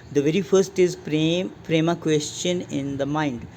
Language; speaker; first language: English; non-native, local second language; Punjabi